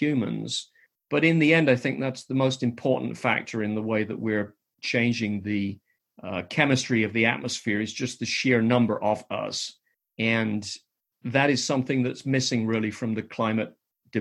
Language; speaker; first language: English; native; English